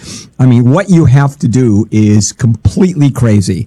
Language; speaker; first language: English; native; English